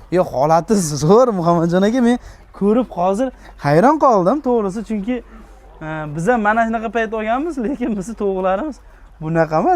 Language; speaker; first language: Uzbek; native; Uzbek